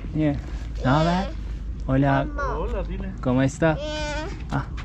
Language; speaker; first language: Spanish; non-native, learner; Turkish